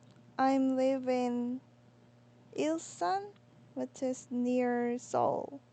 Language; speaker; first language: English; non-native, learner; Korean